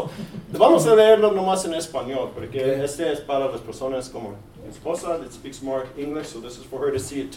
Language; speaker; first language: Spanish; early bilingual, heritage; English